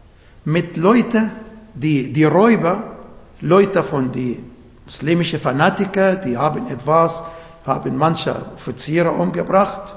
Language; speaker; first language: German; non-native, fluent; Arabic